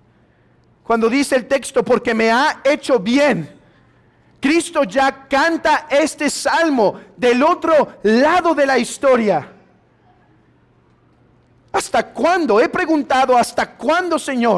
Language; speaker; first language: Spanish; native; Spanish